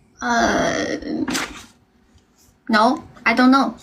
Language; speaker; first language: English; non-native, learner; Chinese